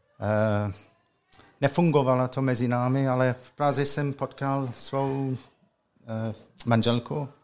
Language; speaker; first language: Czech; non-native, learner; English